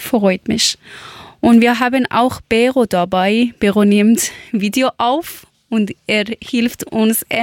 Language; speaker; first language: German; non-native, learner; Persian